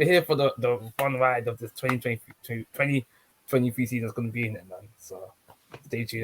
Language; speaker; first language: English; native; English